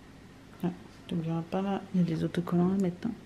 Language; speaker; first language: French; native; French